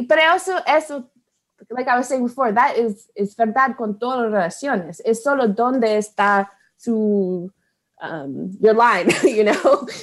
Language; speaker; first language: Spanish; non-native, learner; English